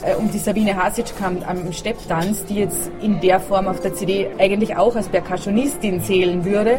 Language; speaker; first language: German; native; German